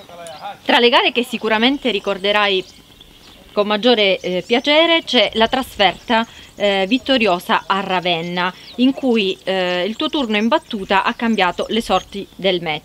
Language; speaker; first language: Italian; native; Italian